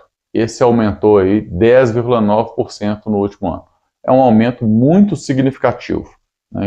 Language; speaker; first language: Portuguese; native; Portuguese